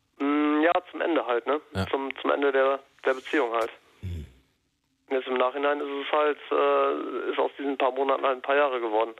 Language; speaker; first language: German; native; German